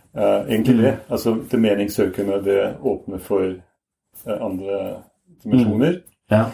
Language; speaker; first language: Norwegian; non-native, fluent; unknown